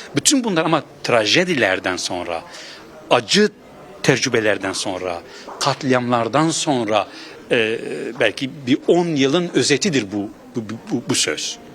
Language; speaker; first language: Turkish; non-native, local second language; Kurdish